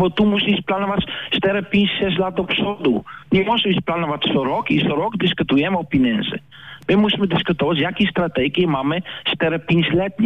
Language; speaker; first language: Polish; non-native, learner; Dutch